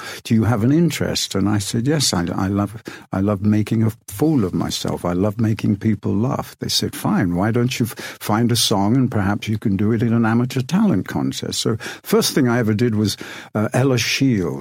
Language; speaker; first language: English; native; English